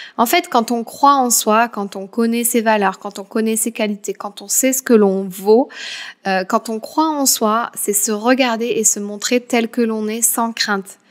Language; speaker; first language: French; native; French